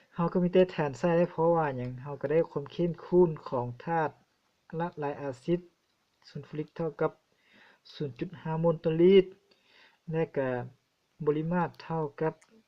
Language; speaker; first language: Lao; non-native, local second language; Hmong